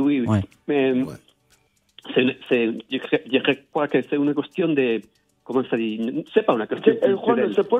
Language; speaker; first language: French; non-native, learner; Spanish